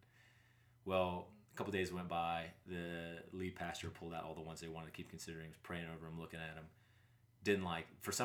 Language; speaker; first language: English; native; English